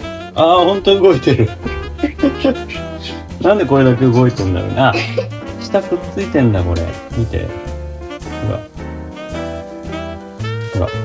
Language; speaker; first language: Japanese; native; Japanese